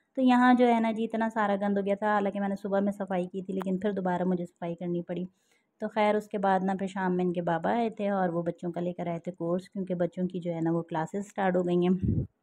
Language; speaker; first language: Urdu; native; Urdu